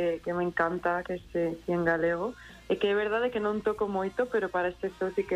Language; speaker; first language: Galician; non-native, local second language; Spanish